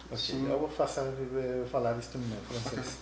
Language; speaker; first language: Portuguese; non-native, learner; Spanish